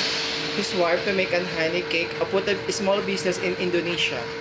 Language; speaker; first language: English; non-native, local second language; Filipino